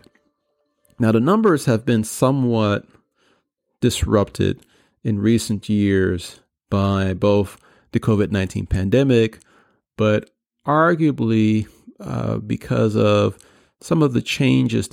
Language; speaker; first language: English; native; English